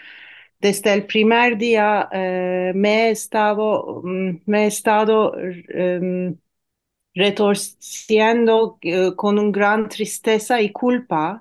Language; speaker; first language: Spanish; non-native, fluent; Turkish